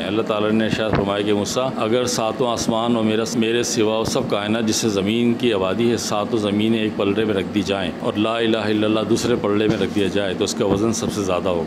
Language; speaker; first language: Urdu; native; Urdu